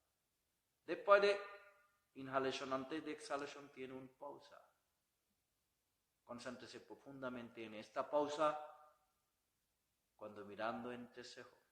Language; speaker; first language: Spanish; non-native, learner; Bangla